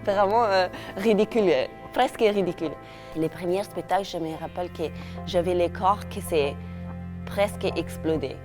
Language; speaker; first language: French; non-native, fluent; Italian